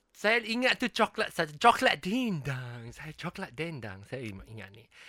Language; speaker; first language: Malay; non-native, local second language; Chinese